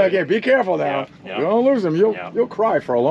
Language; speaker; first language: English; native; English